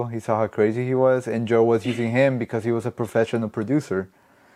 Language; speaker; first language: English; non-native, fluent; Spanish